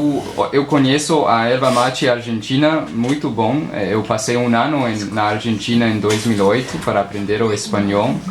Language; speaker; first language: Portuguese; non-native, learner; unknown